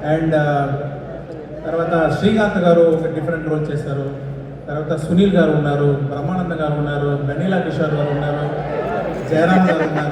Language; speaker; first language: Telugu; non-native, local second language; Tamil